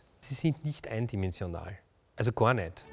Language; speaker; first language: German; native; German